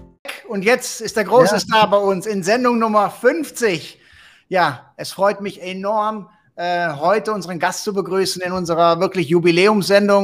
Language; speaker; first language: German; native; German